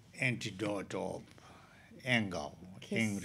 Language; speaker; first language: English; non-native, learner; Tibetan